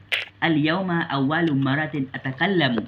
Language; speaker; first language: Arabic; non-native, learner; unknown